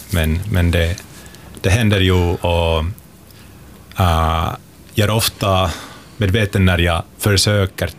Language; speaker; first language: Swedish; non-native, fluent; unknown